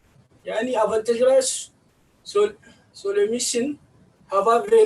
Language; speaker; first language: Turkish; non-native, learner; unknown